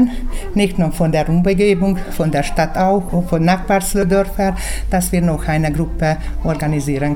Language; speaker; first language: German; early bilingual, heritage; German